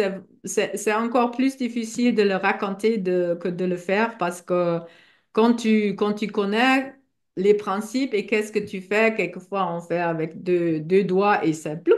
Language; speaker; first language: French; non-native, fluent; German